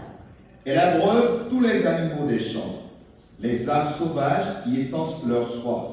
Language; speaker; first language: French; non-native, local second language; Haitian Creole